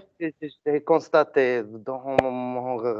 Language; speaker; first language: French; non-native, learner; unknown